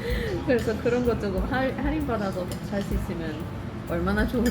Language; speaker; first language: Korean; non-native, fluent; Swedish